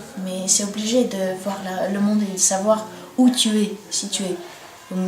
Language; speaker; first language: French; non-native, learner; Bulgarian